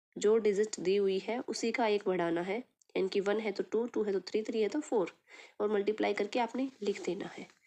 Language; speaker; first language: Hindi; native; Hindi